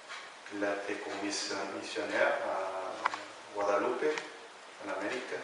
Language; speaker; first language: French; non-native, learner; Spanish